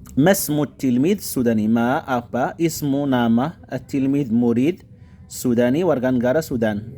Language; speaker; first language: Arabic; non-native, fluent; Indonesian